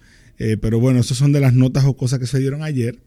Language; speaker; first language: Spanish; native; Spanish